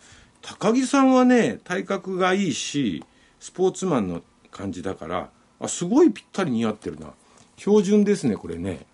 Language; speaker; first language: Japanese; native; Japanese